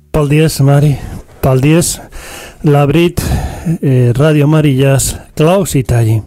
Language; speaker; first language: Latvian; non-native, fluent; Spanish